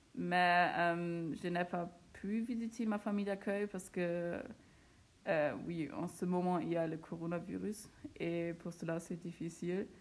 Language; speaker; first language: French; non-native, learner; German